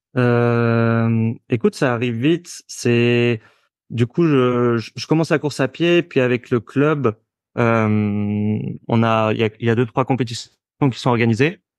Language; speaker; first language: French; native; French